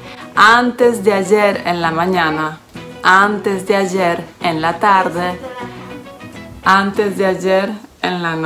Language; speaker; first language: Spanish; non-native, fluent; Polish